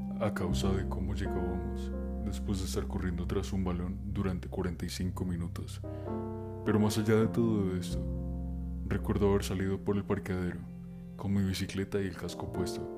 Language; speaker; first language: Spanish; native; Spanish